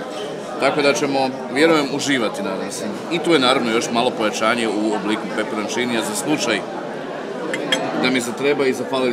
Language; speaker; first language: Croatian; native; Croatian